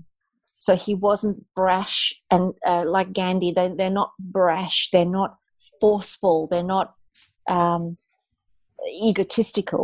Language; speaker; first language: English; native; English